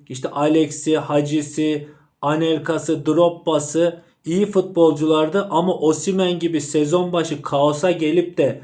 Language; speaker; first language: Turkish; native; Turkish